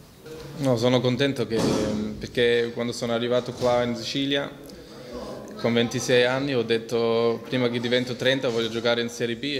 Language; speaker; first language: Italian; early bilingual, heritage; Italian